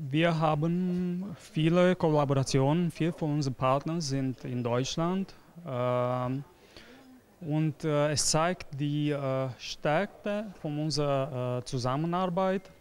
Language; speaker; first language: German; non-native, fluent; Romanian